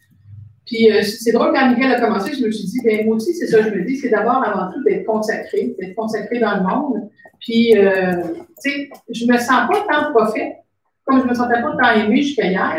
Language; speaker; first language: French; native; French